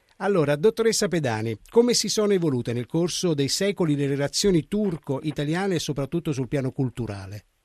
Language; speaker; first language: Italian; native; Italian